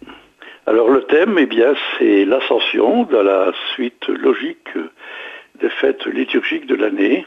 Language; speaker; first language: French; native; French